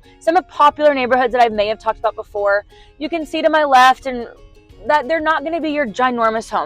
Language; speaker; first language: English; native; English